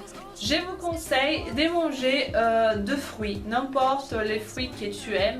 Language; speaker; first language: French; non-native, fluent; Portuguese